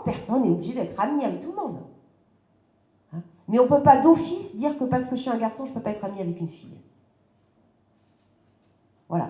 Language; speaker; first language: French; native; French